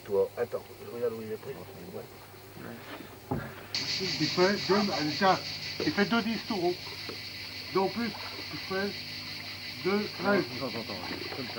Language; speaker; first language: French; native; French